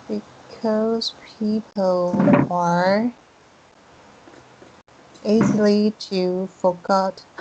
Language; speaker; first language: English; non-native, learner; Chinese